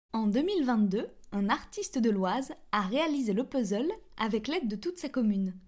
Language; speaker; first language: French; native; French